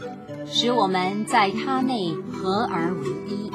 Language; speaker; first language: Chinese; native; Chinese